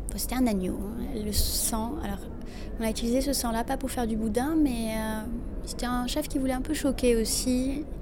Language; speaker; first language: French; non-native, local second language; Arabic